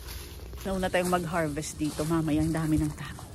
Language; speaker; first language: Filipino; native; Filipino